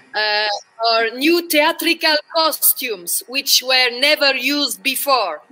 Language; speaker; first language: English; non-native, learner; French